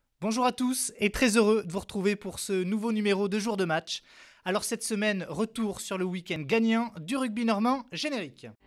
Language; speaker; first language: French; native; French